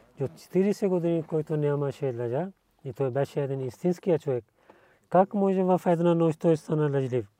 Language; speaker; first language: Bulgarian; non-native, learner; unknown